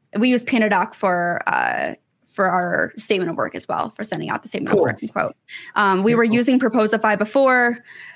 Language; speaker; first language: English; native; English